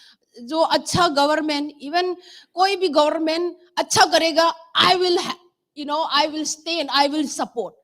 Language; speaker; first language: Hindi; non-native, local second language; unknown